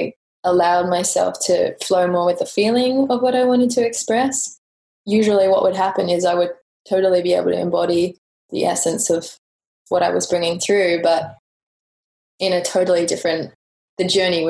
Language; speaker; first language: English; native; English